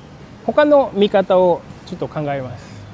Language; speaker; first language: Japanese; non-native, fluent; Indonesian